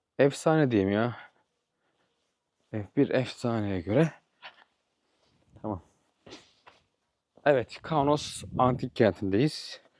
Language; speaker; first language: Turkish; native; Turkish